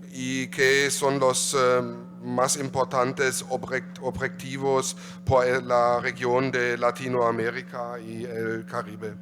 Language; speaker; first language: Spanish; non-native, learner; German